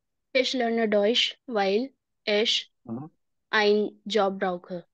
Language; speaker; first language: German; non-native, learner; Hindi